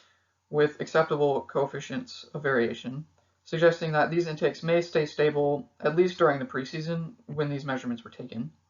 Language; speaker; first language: English; native; English